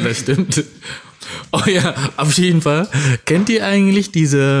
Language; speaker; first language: German; non-native, fluent; Indonesian